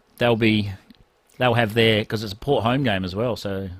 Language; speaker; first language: English; native; English